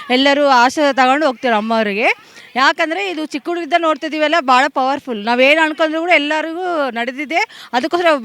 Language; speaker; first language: Kannada; native; Kannada